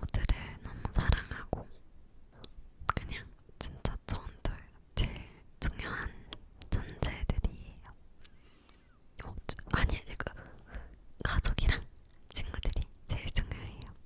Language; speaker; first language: Korean; non-native, learner; English